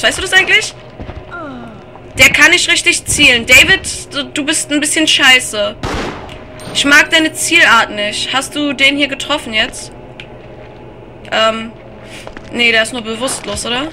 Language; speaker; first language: German; native; German